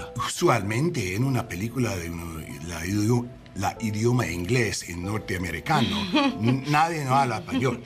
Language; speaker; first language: Spanish; non-native, learner; English